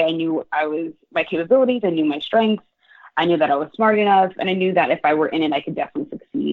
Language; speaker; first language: English; native; English